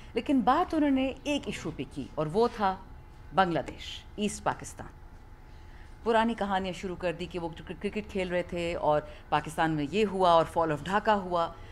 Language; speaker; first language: Urdu; non-native, local second language; Pashto